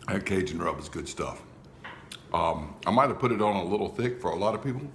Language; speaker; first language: English; native; English